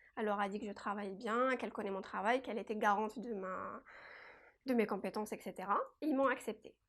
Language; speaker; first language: French; non-native, local second language; Kabyle